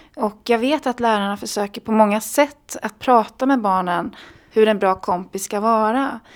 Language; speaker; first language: Swedish; native; Swedish